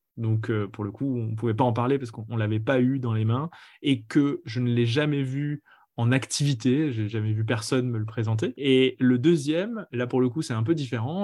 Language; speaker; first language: French; native; French